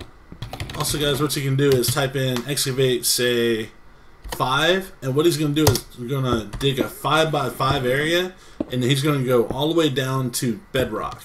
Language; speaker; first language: English; native; English